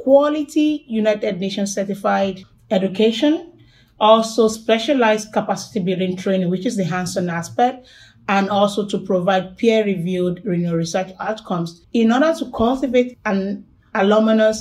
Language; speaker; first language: English; non-native, local second language; Yoruba